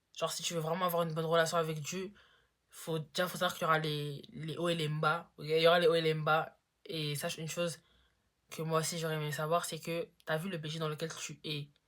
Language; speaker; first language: French; native; French